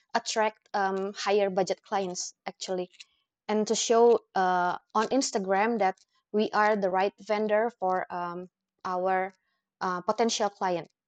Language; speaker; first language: English; non-native, fluent; Indonesian